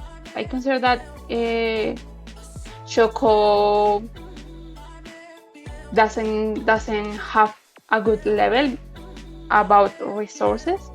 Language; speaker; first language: English; non-native, learner; Spanish